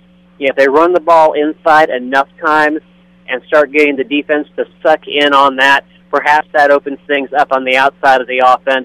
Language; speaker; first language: English; native; English